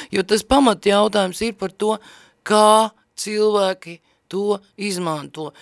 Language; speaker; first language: Latvian; native; Latvian